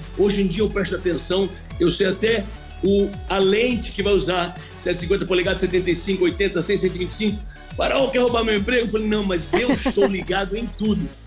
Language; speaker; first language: Portuguese; native; Portuguese